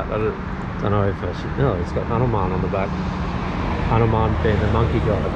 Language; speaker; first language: English; native; English